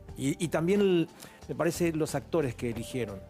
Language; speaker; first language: Spanish; native; Spanish